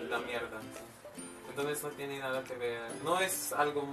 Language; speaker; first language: Spanish; non-native, fluent; Filipino